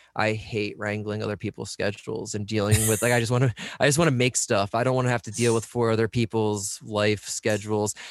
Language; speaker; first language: English; native; English